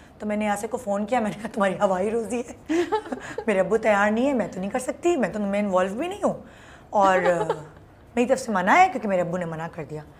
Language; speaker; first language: Urdu; native; Urdu